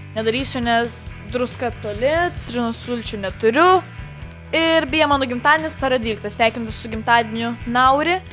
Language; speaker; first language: Lithuanian; native; Lithuanian